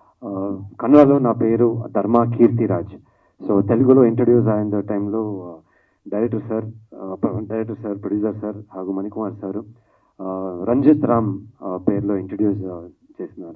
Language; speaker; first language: Telugu; non-native, learner; Kannada